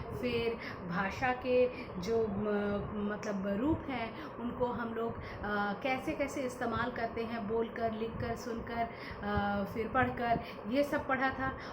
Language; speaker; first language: Hindi; non-native, local second language; Bangla